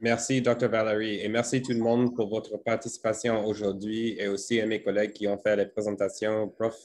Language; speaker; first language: French; non-native, fluent; English